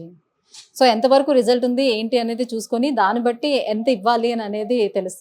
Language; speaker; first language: Telugu; native; Telugu